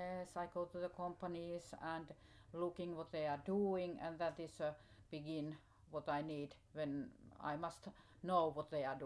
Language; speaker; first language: English; non-native, learner; Finnish